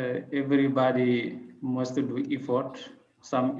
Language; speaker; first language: English; non-native, learner; French